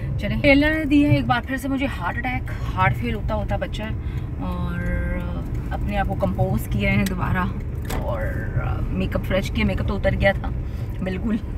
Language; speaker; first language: Urdu; native; Urdu